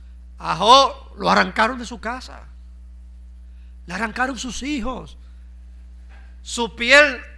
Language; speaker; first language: Spanish; native; Spanish